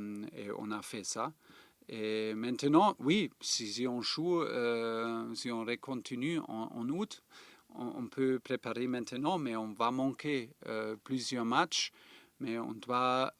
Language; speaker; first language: French; non-native, fluent; German